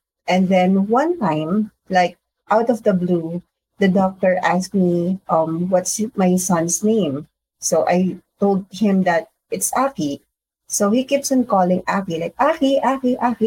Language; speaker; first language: English; non-native, local second language; Filipino